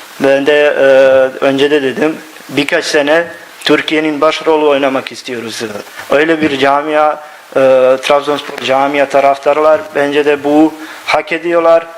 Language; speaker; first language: Turkish; non-native, learner; Bosnian